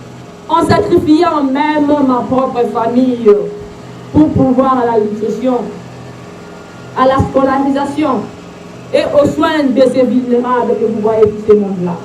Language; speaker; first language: French; non-native, local second language; Lingala